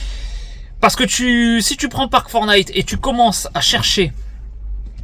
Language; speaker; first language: French; native; French